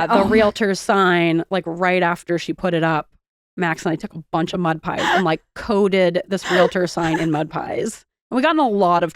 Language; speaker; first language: English; native; English